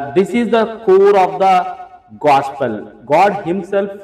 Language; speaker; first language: English; non-native, local second language; Telugu